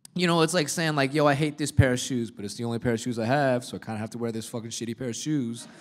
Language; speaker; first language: English; native; English